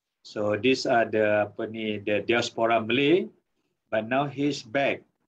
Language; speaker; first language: English; non-native, local second language; Malay